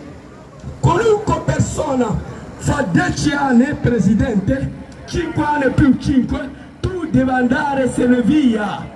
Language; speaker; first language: Italian; non-native, fluent; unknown